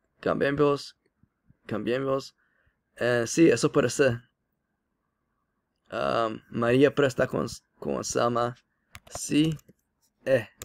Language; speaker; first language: Spanish; non-native, learner; English